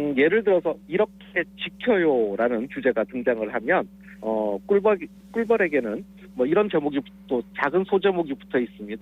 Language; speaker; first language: Korean; native; Korean